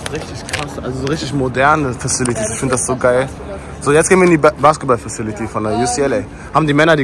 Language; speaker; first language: German; native; German